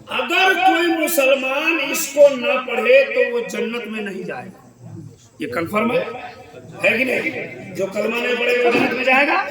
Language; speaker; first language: Hindi; non-native, local second language; Maithili